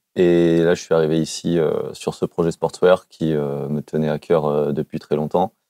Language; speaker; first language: French; native; French